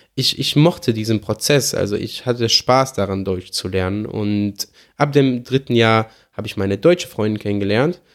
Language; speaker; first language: German; non-native, fluent; Arabic